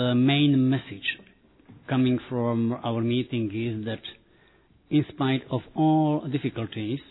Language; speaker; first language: English; non-native, fluent; Slovak